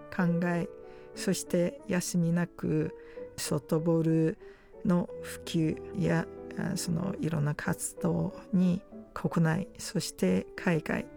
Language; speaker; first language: Japanese; non-native, fluent; Chinese